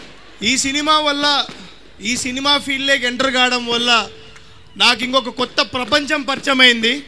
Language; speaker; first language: Telugu; native; Telugu